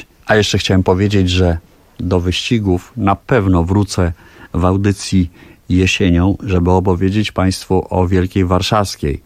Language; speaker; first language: Polish; native; Polish